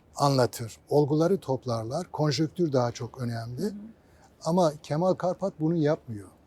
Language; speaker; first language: Turkish; native; Turkish